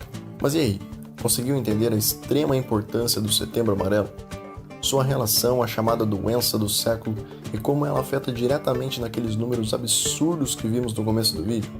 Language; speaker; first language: Portuguese; native; Portuguese